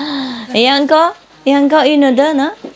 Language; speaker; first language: French; non-native, learner; Vietnamese